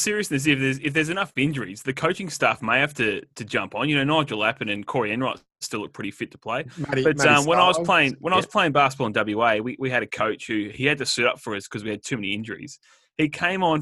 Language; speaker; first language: English; native; English